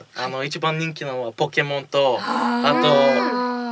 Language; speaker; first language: Japanese; non-native, fluent; Bulgarian